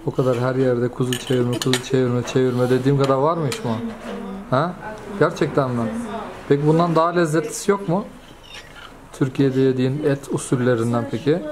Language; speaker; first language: Turkish; native; Turkish